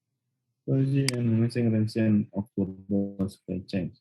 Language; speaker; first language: English; non-native, learner; Malay